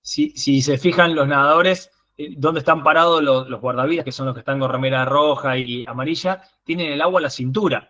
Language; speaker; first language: Spanish; native; Spanish